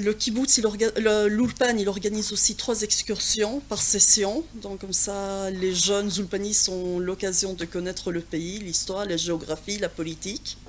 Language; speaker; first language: French; non-native, local second language; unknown